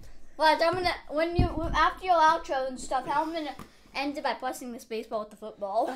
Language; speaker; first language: English; native; English